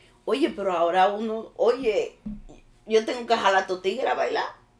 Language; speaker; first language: Spanish; early bilingual, heritage; Spanish